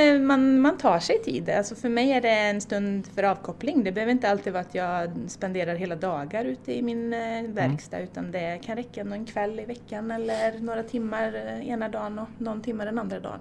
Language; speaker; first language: Swedish; native; Swedish